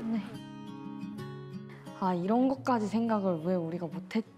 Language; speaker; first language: Korean; native; Korean